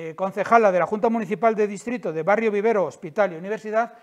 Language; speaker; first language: Spanish; native; Spanish